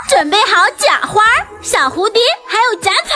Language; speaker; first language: Chinese; native; Chinese